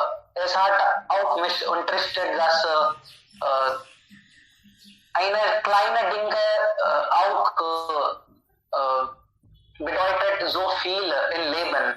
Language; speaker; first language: German; non-native, learner; Hindi